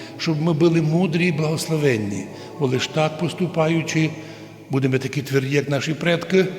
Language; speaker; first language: Ukrainian; native; Ukrainian